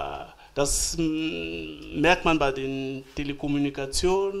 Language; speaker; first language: German; non-native, fluent; French